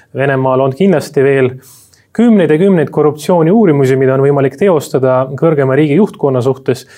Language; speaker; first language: Estonian; non-native, local second language; Russian